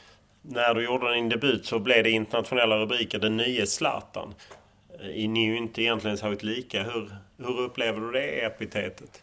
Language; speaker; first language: Swedish; native; Swedish